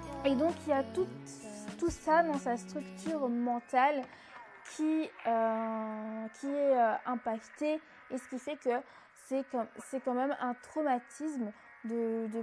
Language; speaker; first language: French; native; French